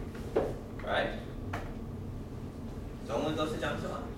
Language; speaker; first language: Chinese; non-native, learner; English